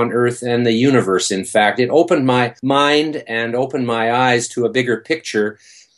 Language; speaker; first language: English; native; English